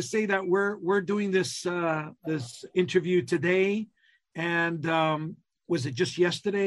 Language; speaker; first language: English; non-native, fluent; Italian